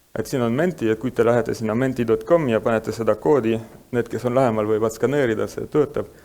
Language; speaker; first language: Estonian; non-native, fluent; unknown